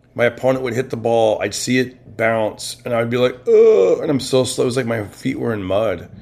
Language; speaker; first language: English; native; English